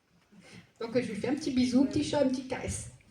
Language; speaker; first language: French; native; French